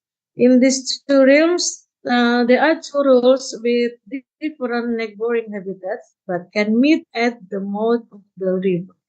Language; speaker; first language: English; non-native, learner; Indonesian